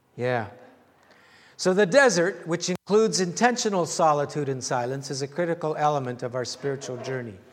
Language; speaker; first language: English; native; English